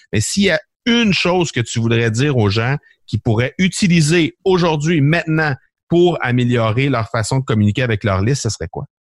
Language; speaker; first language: French; native; French